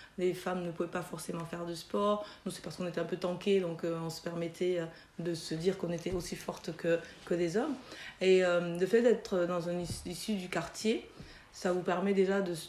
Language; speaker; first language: French; native; French